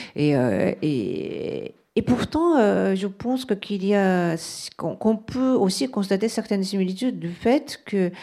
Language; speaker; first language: French; non-native, fluent; Japanese